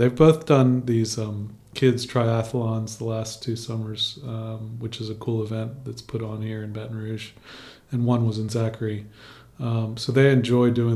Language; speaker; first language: English; native; English